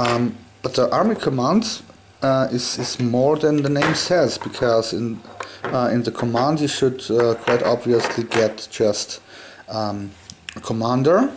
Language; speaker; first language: English; non-native, fluent; German